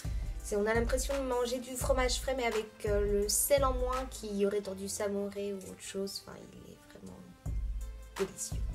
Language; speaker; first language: French; native; French